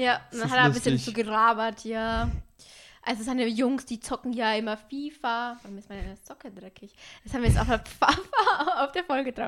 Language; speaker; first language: German; native; German